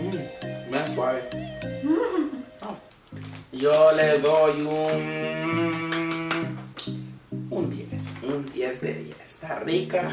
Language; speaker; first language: Spanish; native; Spanish